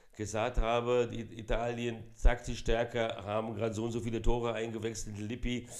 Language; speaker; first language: German; early bilingual, other home language; Portuguese